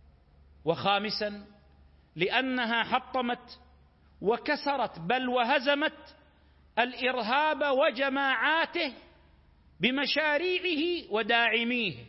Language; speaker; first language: Arabic; native; Arabic